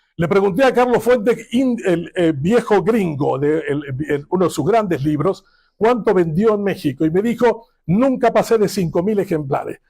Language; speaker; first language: Spanish; non-native, local second language; Guarani